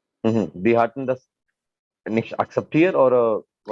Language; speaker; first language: German; non-native, learner; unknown